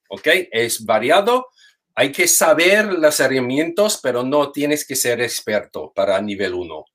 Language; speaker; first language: Spanish; non-native, fluent; English